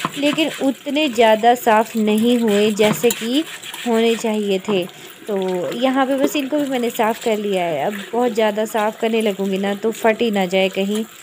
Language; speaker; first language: Hindi; native; Hindi